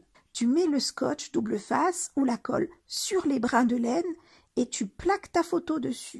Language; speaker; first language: French; native; French